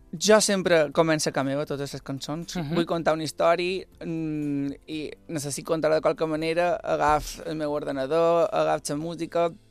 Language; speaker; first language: Catalan; non-native, local second language; Spanish